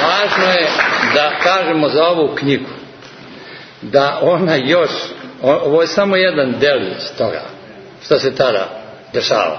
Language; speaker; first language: Serbian; native; Serbian